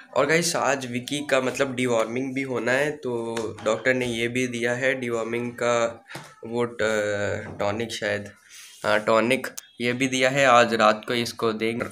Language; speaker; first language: Hindi; non-native, local second language; Tamil